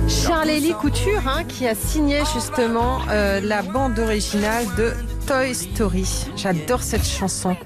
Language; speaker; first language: French; native; French